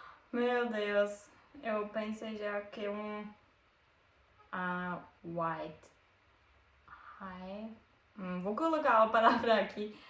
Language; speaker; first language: Portuguese; non-native, learner; German